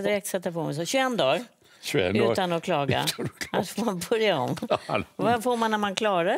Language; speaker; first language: Swedish; native; Swedish